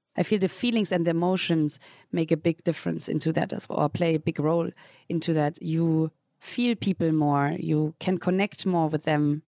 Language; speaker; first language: English; non-native, fluent; German